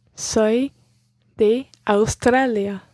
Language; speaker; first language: Spanish; non-native, learner; English